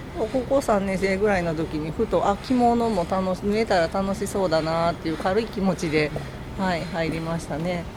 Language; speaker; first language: Japanese; native; Japanese